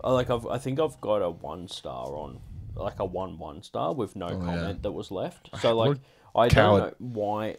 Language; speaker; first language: English; native; English